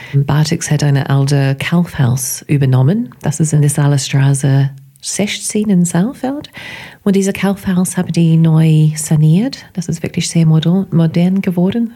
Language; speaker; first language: German; non-native, fluent; English